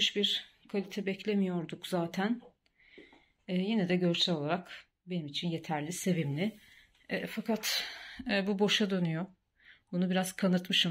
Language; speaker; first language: Turkish; native; Turkish